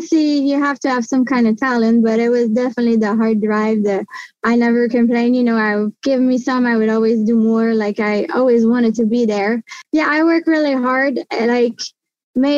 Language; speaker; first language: English; non-native, fluent; French